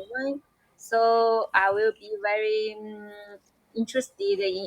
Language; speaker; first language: English; non-native, learner; Chinese